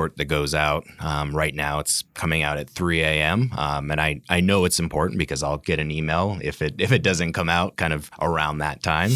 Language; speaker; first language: English; native; English